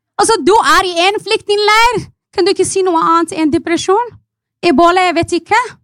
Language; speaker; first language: Norwegian; non-native, fluent; Arabic